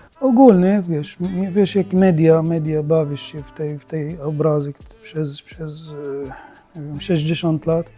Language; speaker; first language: Polish; non-native, learner; Arabic